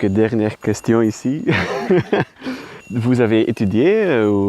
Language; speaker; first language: French; non-native, learner; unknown